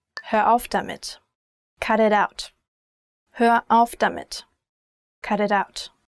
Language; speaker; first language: German; native; German